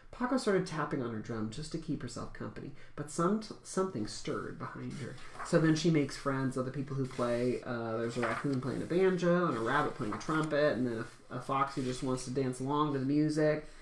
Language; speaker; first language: English; native; English